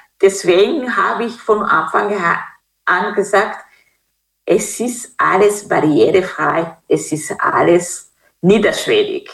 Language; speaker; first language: German; non-native, fluent; Kinyarwanda